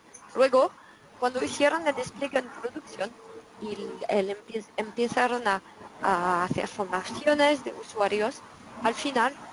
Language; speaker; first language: Spanish; non-native, fluent; French